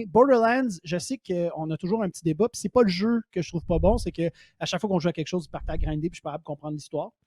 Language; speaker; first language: French; native; French